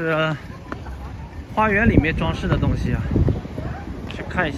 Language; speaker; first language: Chinese; native; Chinese